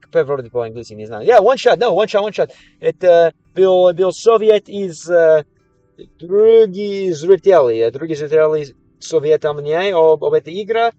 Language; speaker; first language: Russian; non-native, learner; English